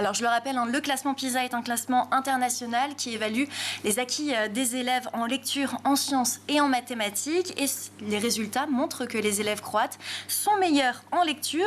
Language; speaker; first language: French; native; French